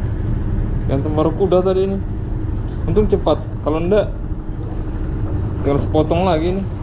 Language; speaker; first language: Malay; non-native, local second language; Javanese